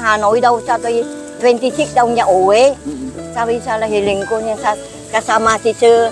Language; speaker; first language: Filipino; non-native, learner; Vietnamese